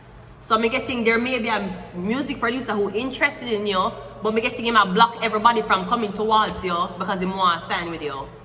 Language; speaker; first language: English; native; English